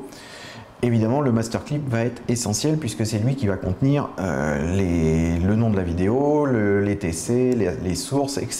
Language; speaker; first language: French; native; French